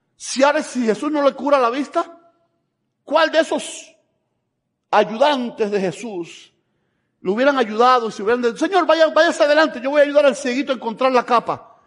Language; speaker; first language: Spanish; native; Spanish